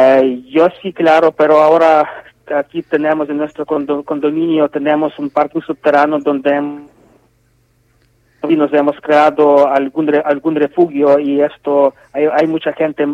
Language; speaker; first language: Spanish; non-native, fluent; Ukrainian